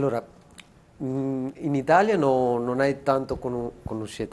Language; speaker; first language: Italian; non-native, learner; Sinhala